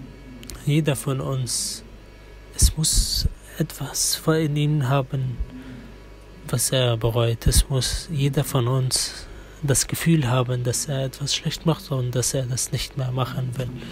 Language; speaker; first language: German; non-native, fluent; Arabic